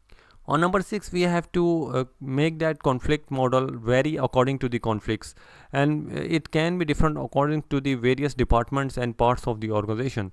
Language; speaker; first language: English; non-native, local second language; Urdu